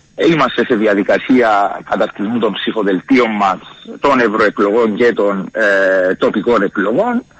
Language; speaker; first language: Greek; native; Greek